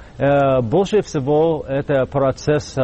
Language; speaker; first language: Russian; non-native, fluent; English